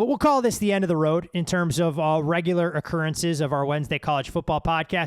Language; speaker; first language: English; native; English